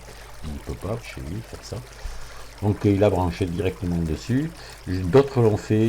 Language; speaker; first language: French; native; French